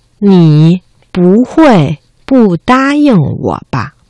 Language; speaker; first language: Chinese; non-native, fluent; Vietnamese